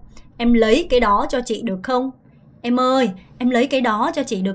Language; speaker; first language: Vietnamese; non-native, fluent; Korean